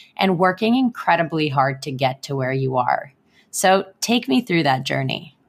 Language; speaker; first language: English; non-native, fluent; Hebrew